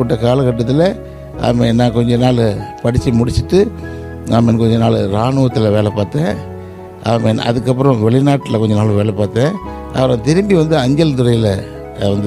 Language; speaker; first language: Tamil; native; Tamil